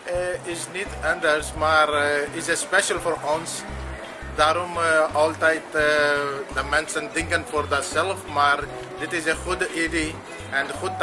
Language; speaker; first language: Dutch; non-native, learner; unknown